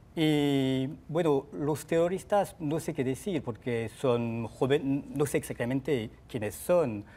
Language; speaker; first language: Spanish; non-native, fluent; French